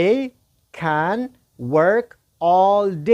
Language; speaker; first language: English; non-native, learner; Pashto